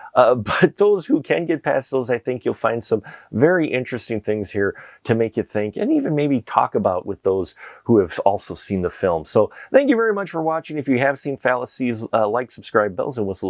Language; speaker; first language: English; native; English